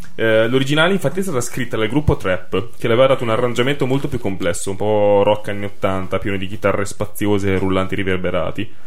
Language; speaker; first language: Italian; native; Italian